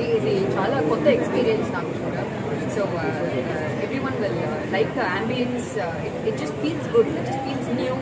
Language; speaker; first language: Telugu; non-native, learner; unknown